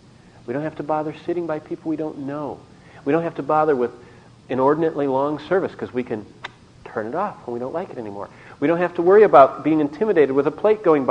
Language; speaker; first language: English; native; English